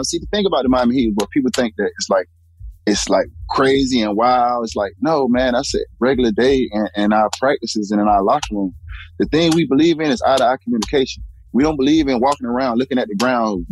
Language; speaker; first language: English; native; English